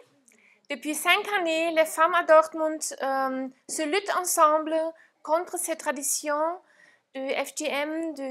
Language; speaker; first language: French; non-native, fluent; German